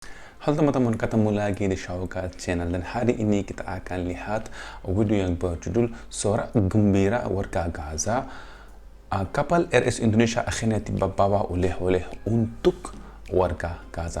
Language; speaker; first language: Indonesian; non-native, fluent; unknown